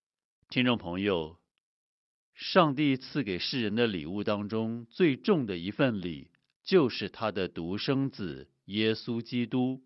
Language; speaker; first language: Chinese; native; Chinese